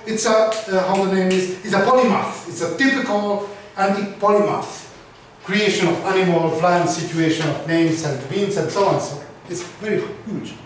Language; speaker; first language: English; non-native, learner; Hungarian